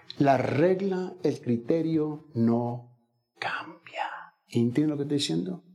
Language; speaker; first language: Spanish; early bilingual, heritage; Spanish